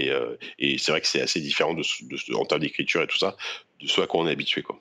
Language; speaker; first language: French; native; French